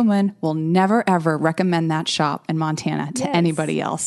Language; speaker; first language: English; native; English